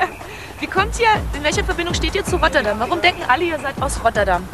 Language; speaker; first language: German; native; German